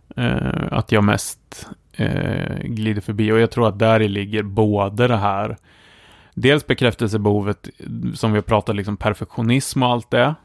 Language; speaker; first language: Swedish; native; Swedish